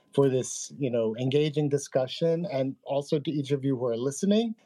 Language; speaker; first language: English; native; English